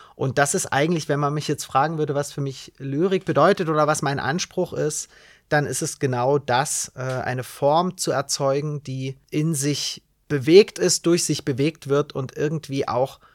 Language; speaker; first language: German; native; German